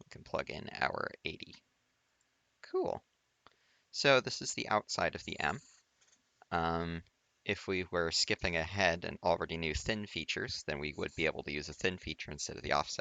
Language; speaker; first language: English; native; English